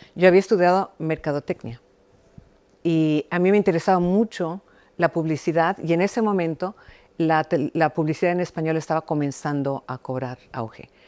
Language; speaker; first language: Spanish; early bilingual, heritage; Spanish